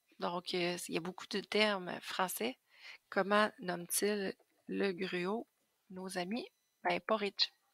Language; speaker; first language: French; native; French